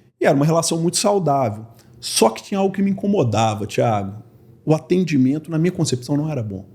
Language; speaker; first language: Portuguese; native; Portuguese